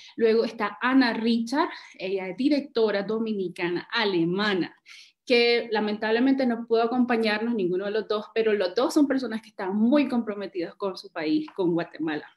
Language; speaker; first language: Spanish; native; Spanish